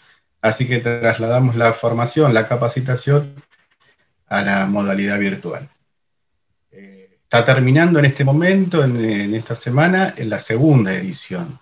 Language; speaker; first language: Spanish; native; Spanish